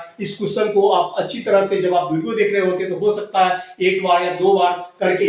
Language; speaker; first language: Hindi; native; Hindi